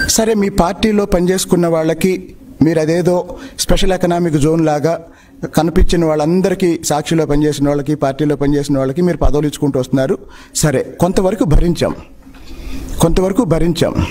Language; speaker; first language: Telugu; native; Telugu